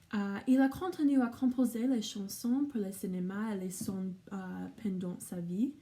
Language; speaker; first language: French; non-native, learner; English